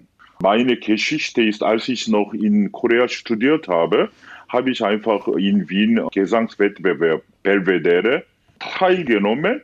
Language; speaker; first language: German; non-native, fluent; Korean